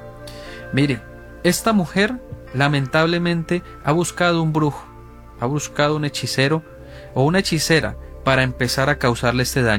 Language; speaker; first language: Spanish; native; Spanish